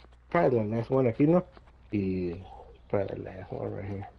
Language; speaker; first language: English; early bilingual, other home language; Spanish